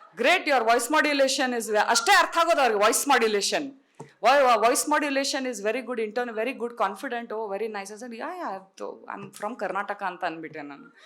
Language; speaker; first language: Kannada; non-native, local second language; Tulu